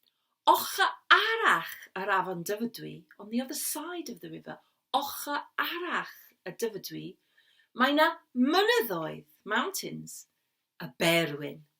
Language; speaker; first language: Welsh; non-native, learner; English